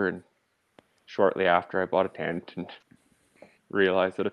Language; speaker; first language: English; native; English